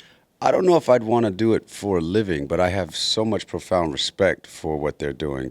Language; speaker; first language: English; native; English